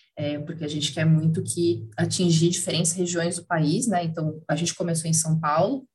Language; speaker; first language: Portuguese; native; Portuguese